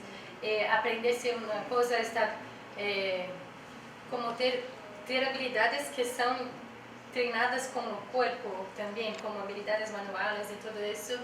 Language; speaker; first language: Spanish; non-native, learner; Portuguese